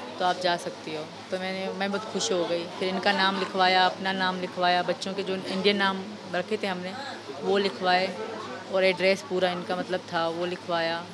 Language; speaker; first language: Urdu; non-native, local second language; Sindhi